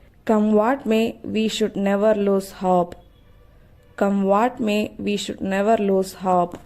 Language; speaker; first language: English; non-native, local second language; Malayalam